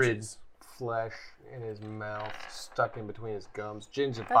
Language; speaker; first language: English; native; English